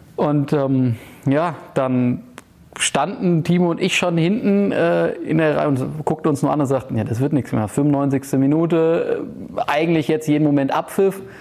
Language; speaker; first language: German; early bilingual, heritage; German